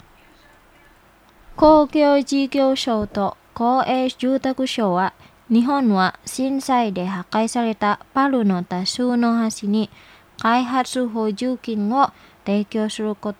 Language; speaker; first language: Japanese; non-native, fluent; Indonesian